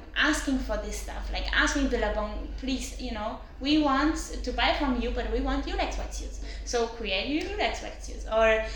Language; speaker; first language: English; non-native, fluent; German